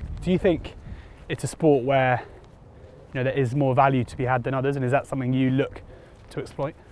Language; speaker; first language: English; native; English